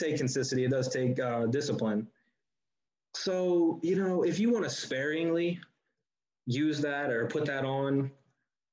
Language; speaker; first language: English; native; English